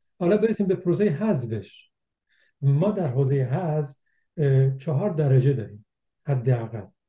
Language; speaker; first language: Persian; non-native, local second language; Central Kurdish